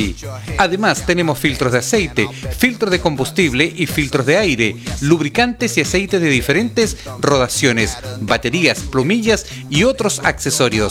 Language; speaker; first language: Spanish; native; Spanish